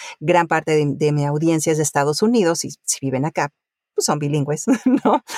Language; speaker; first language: Spanish; early bilingual, other home language; Italian